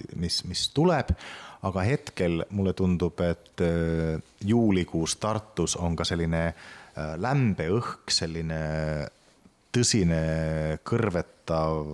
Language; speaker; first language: Estonian; non-native, fluent; Finnish